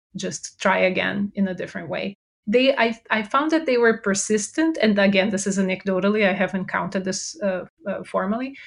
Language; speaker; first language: English; non-native, fluent; Portuguese